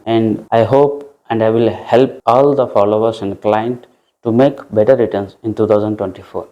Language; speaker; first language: English; non-native, local second language; Telugu